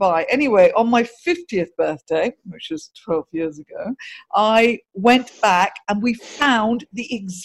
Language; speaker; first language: English; native; English